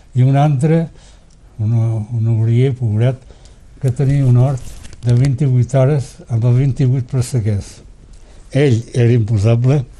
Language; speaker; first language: Catalan; native; Catalan